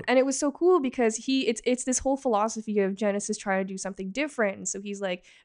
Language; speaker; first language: English; native; English